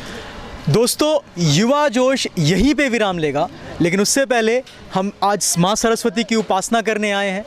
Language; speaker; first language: Hindi; native; Hindi